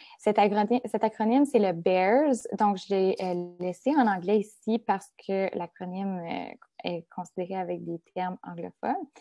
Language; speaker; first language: French; native; French